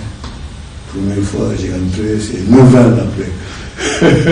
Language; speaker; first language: French; non-native, learner; Japanese